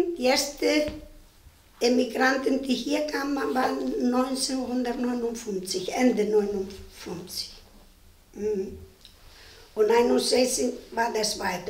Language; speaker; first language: German; non-native, fluent; Spanish